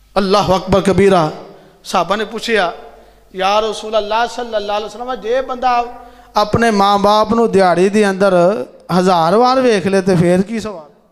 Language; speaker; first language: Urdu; non-native, local second language; Punjabi